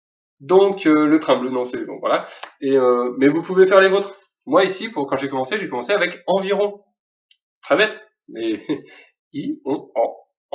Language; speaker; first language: French; native; French